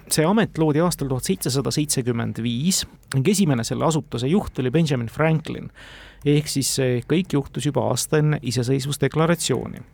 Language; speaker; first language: Estonian; native; Estonian